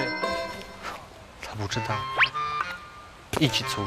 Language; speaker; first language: Chinese; non-native, learner; English